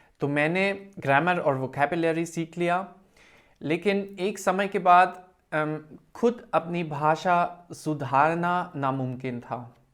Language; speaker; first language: Hindi; non-native, fluent; German